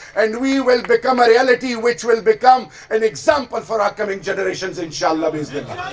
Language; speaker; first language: English; non-native, local second language; Urdu